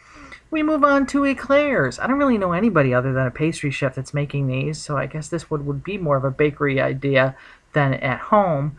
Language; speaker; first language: English; native; English